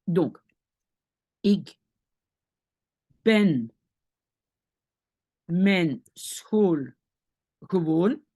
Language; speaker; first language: Dutch; non-native, fluent; French